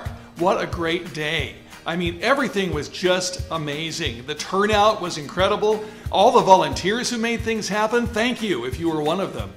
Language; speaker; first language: English; native; English